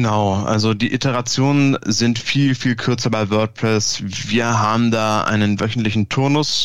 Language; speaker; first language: German; native; German